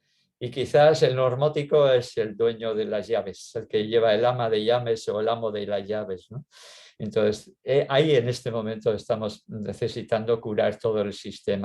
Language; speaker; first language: Spanish; native; Spanish